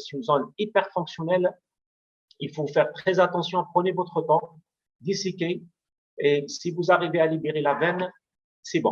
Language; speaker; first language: French; non-native, local second language; Arabic